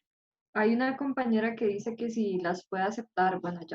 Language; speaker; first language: Spanish; native; Spanish